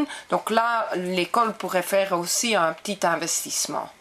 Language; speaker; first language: French; non-native, local second language; Dutch